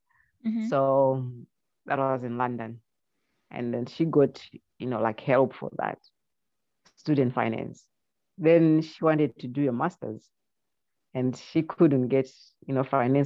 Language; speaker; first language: English; non-native, local second language; Shona